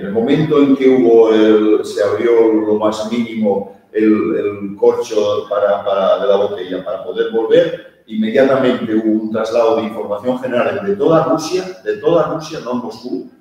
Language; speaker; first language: Spanish; early bilingual, heritage; Spanish